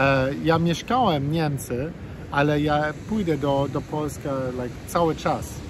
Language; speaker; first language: Polish; early bilingual, heritage; German